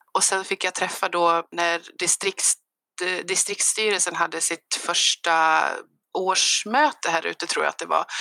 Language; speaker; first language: Swedish; native; Swedish